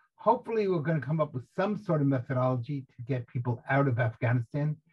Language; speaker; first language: English; native; English